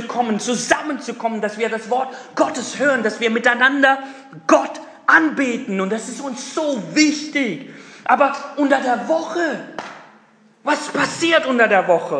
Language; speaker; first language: German; non-native, fluent; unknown